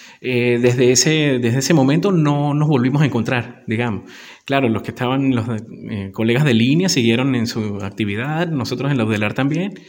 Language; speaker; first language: Spanish; native; Spanish